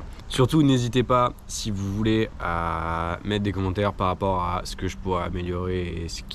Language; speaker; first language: French; native; French